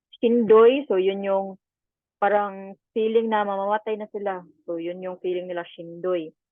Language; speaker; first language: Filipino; non-native, local second language; Cebuano